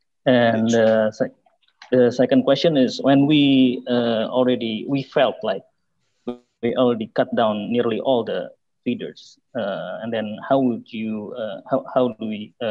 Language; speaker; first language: English; non-native, fluent; Indonesian